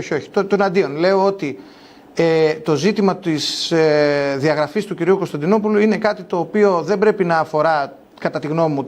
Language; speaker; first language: Greek; native; Greek